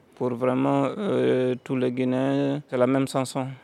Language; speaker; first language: French; non-native, local second language; Fula